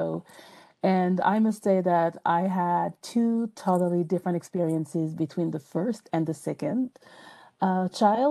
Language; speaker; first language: English; non-native, fluent; French